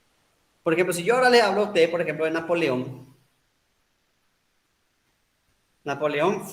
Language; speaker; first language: Spanish; native; Spanish